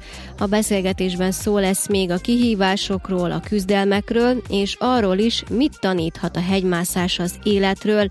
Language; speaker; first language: Hungarian; native; Hungarian